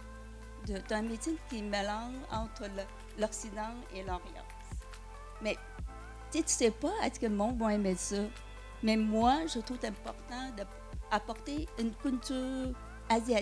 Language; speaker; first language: French; non-native, fluent; Vietnamese